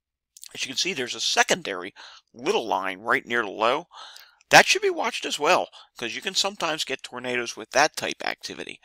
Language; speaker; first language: English; native; English